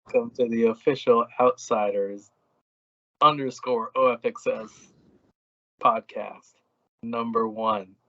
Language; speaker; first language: English; native; English